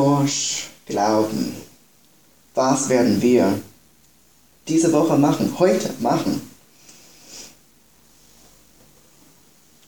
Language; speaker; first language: German; non-native, fluent; English